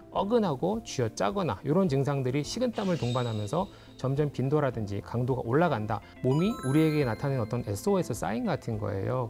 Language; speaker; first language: Korean; native; Korean